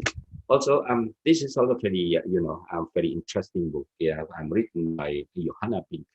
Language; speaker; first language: English; non-native, fluent; Indonesian